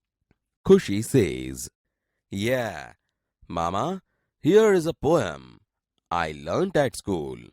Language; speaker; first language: English; non-native, local second language; Gujarati